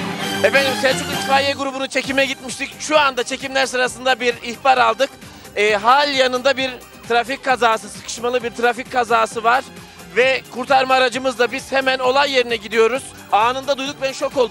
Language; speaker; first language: Turkish; native; Turkish